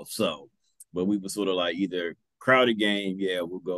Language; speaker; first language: English; native; English